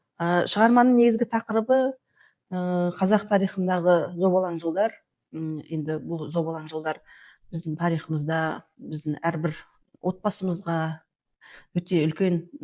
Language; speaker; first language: Kazakh; native; Kazakh